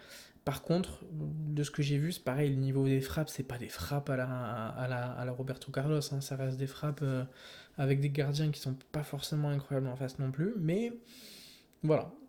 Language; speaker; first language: French; native; French